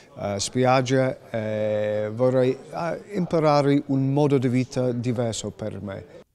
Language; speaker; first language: Italian; non-native, learner; English